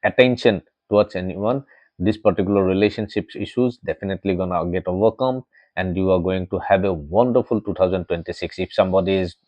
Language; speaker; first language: English; non-native, local second language; Assamese